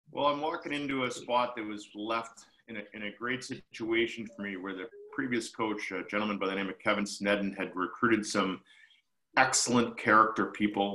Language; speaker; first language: English; native; English